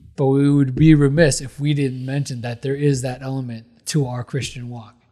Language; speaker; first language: English; early bilingual, other home language; Filipino